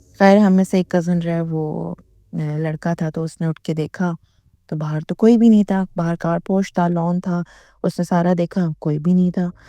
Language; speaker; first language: Urdu; native; Urdu